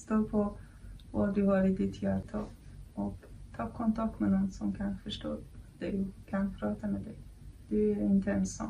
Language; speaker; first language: Swedish; non-native, fluent; Kurdish